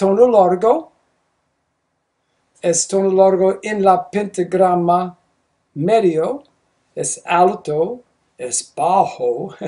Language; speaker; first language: Spanish; non-native, learner; English